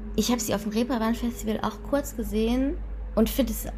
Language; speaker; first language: German; native; German